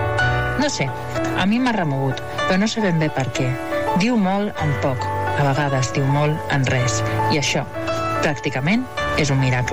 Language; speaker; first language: Catalan; native; Catalan